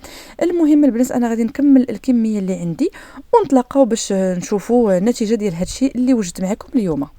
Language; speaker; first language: Arabic; native; Arabic